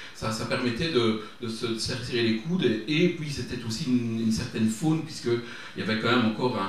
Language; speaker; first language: French; native; French